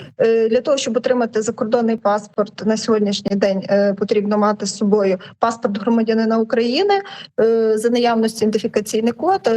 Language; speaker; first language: Ukrainian; native; Ukrainian